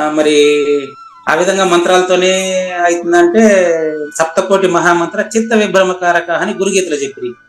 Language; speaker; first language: Telugu; non-native, local second language; Tamil